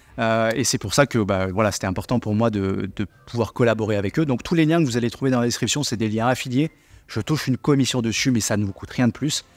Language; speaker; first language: French; native; French